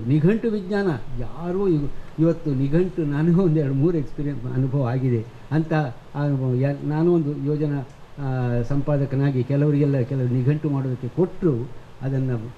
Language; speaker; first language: Kannada; native; Kannada